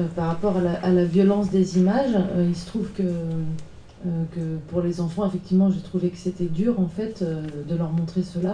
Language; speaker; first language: French; native; French